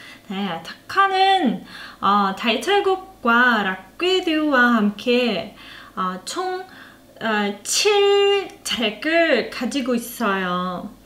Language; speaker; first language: Korean; non-native, learner; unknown